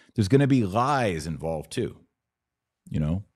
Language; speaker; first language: English; native; English